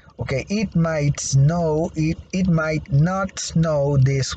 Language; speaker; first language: English; non-native, fluent; Spanish